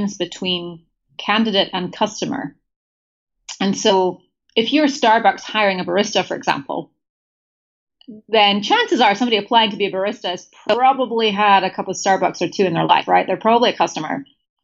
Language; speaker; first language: English; native; English